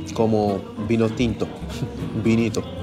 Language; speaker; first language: Spanish; non-native, learner; Japanese